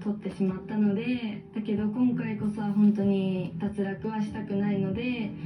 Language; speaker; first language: Japanese; native; Japanese